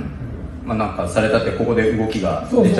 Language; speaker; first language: Japanese; native; Japanese